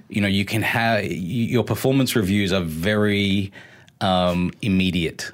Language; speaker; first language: English; native; English